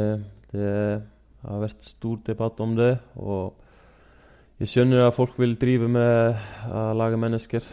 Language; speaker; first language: Norwegian; non-native, fluent; Icelandic